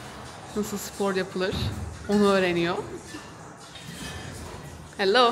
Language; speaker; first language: Turkish; native; Turkish